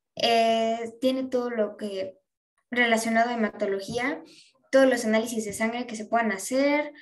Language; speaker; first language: Spanish; native; Spanish